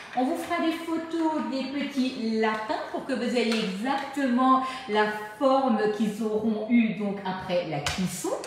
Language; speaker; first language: French; native; French